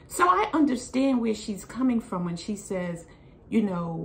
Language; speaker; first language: English; native; English